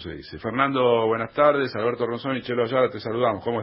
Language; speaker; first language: Spanish; native; Spanish